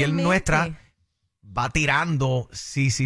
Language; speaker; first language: Spanish; native; Spanish